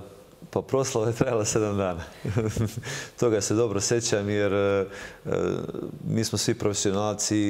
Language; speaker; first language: Serbian; native; Serbian